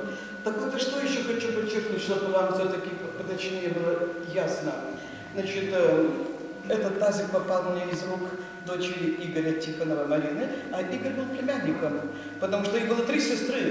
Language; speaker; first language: Russian; native; Russian